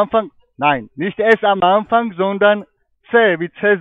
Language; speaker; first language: German; non-native, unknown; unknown